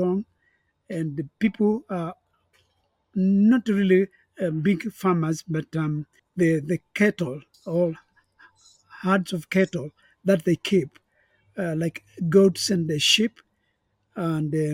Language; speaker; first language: English; non-native, local second language; Kamba